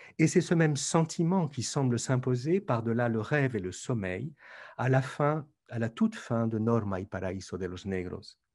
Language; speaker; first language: French; native; French